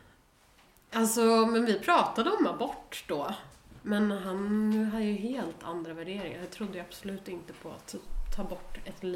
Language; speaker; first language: Swedish; native; Swedish